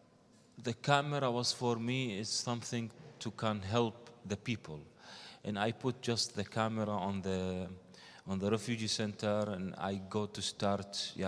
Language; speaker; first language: English; non-native, learner; Arabic